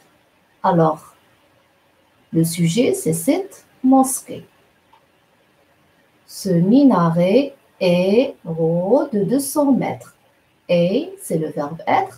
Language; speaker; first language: French; non-native, local second language; Arabic